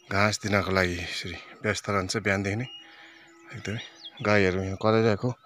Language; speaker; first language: Hindi; non-native, local second language; Nepali